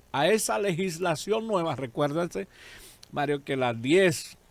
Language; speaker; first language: Spanish; native; Spanish